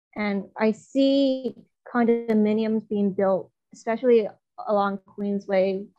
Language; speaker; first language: English; non-native, fluent; Chinese